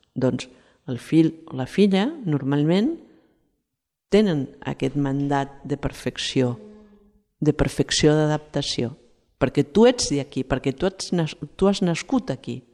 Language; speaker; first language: Catalan; non-native, fluent; Spanish